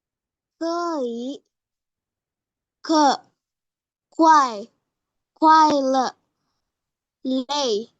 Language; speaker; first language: Chinese; non-native, learner; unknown